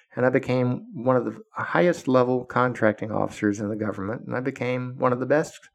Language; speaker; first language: English; native; English